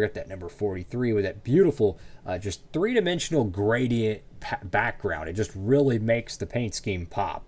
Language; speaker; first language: English; native; English